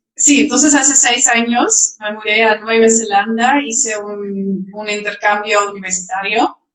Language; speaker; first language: Spanish; non-native, fluent; Dutch